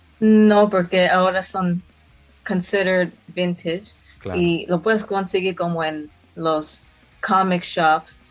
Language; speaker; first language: Spanish; early bilingual, heritage; Spanish